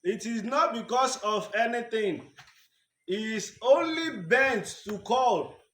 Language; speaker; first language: English; non-native, local second language; Yoruba